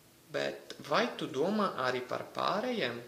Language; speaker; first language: Latvian; non-native, fluent; Italian